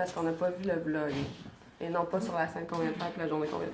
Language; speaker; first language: French; native; French